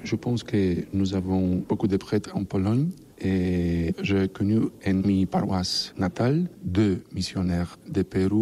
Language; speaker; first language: French; non-native, learner; Polish